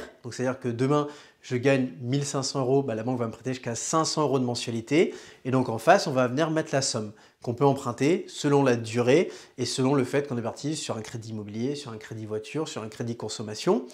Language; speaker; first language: French; native; French